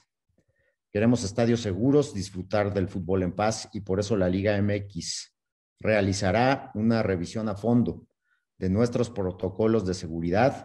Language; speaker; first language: Spanish; native; Spanish